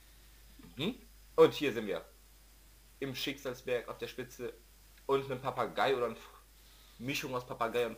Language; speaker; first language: German; native; German